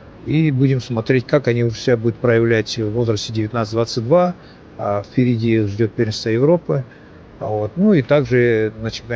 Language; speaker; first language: Russian; native; Russian